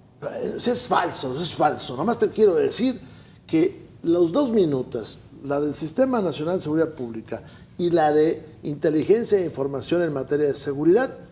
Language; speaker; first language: Spanish; native; Spanish